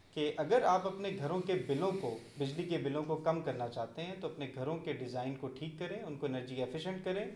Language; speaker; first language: Urdu; non-native, local second language; Punjabi